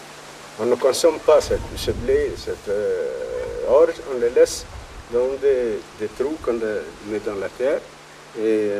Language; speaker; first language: French; non-native, fluent; Arabic